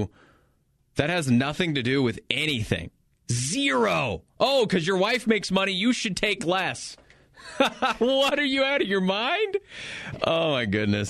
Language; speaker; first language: English; native; English